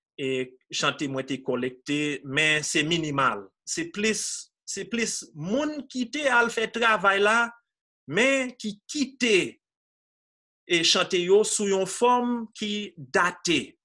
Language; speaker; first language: Haitian Creole; non-native, fluent; English